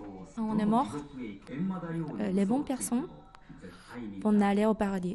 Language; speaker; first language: French; non-native, fluent; Japanese